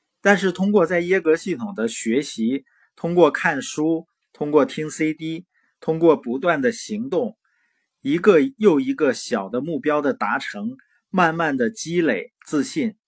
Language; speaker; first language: Chinese; native; Chinese